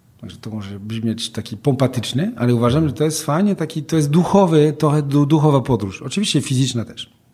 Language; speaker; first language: Polish; non-native, fluent; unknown